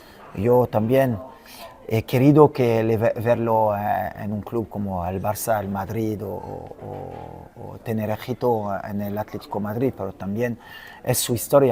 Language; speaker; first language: Spanish; non-native, fluent; French